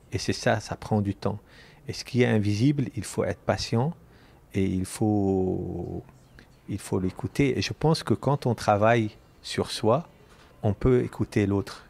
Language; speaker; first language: French; non-native, local second language; Arabic